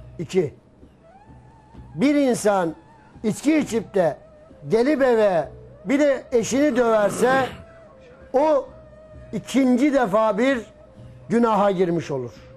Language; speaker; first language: Turkish; native; Turkish